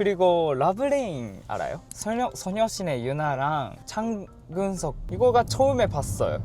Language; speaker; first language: Korean; non-native, learner; Japanese